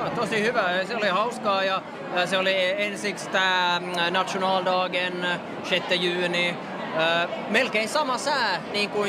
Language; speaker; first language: Finnish; non-native, local second language; Swedish